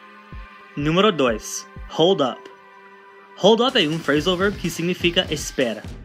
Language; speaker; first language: Portuguese; non-native, fluent; English